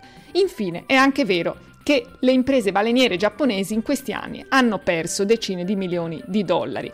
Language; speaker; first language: Italian; native; Italian